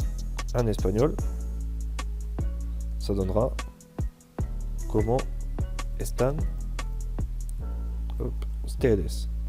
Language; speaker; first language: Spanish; non-native, fluent; French